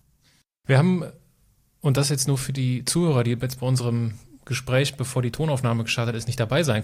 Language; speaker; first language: German; native; German